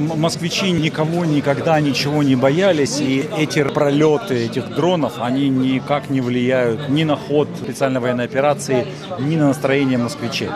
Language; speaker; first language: Russian; native; Russian